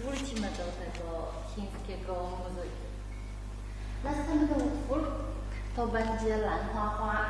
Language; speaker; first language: Polish; non-native, learner; Chinese